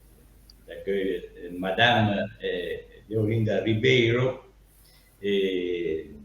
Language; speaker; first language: French; non-native, learner; Italian